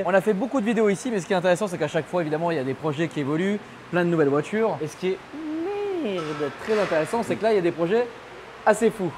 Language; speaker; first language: French; native; French